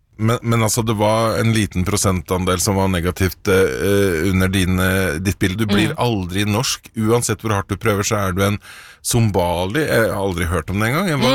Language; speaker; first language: Norwegian; native; Norwegian